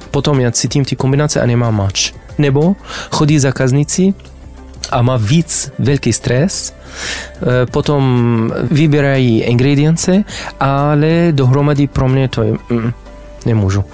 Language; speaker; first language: Czech; non-native, learner; Arabic